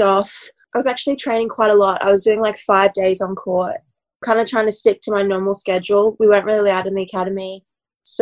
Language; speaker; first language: English; native; English